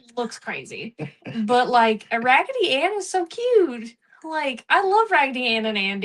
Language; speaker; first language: English; native; English